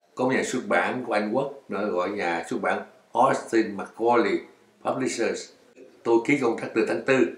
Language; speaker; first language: Vietnamese; native; Vietnamese